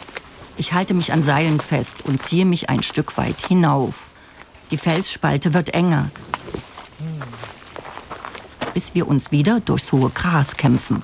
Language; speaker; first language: German; native; German